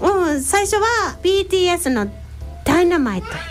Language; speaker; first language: Japanese; native; Japanese